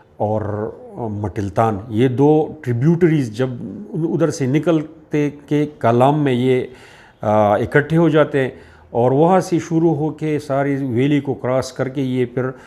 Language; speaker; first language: Urdu; non-native, local second language; Pashto